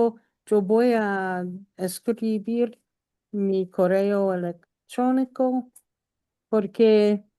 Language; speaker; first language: Spanish; non-native, learner; English